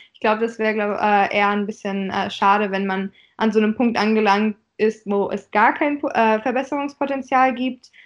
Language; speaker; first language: German; early bilingual, other home language; Russian